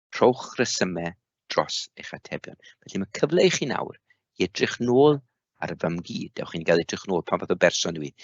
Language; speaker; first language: Welsh; native; Welsh